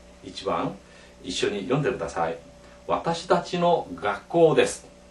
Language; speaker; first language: Japanese; non-native, fluent; Korean